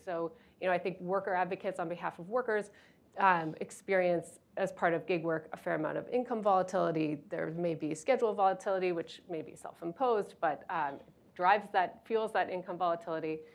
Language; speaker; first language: English; native; English